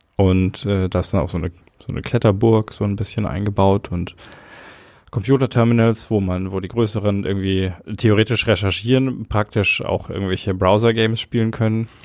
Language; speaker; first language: German; native; German